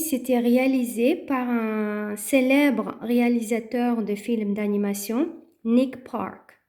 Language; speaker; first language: French; native; French